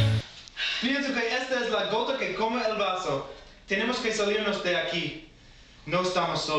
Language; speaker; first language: Spanish; non-native, learner; English